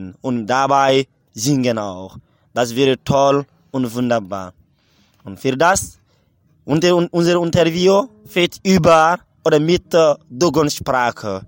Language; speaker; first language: German; non-native, learner; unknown